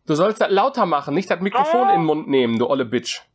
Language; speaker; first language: German; native; German